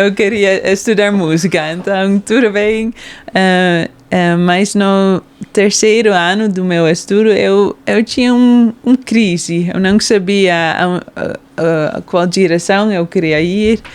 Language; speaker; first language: Portuguese; non-native, fluent; Dutch